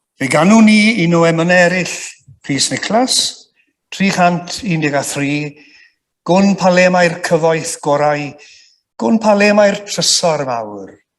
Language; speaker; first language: Welsh; native; Welsh